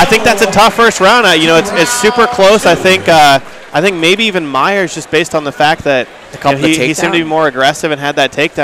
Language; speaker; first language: English; native; English